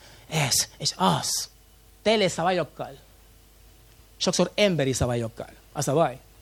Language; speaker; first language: Hungarian; non-native, fluent; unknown